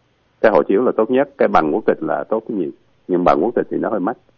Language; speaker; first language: Vietnamese; native; Vietnamese